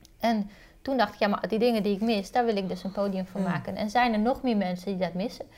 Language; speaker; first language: Dutch; early bilingual, other home language; Romanian